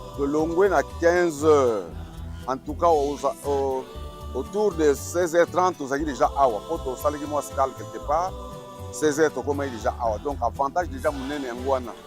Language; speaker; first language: Lingala; non-native, local second language; Kongo